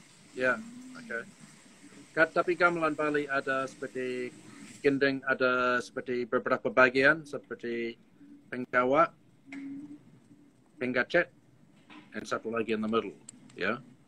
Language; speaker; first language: Indonesian; non-native, learner; English